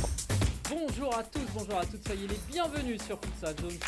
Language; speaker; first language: French; native; French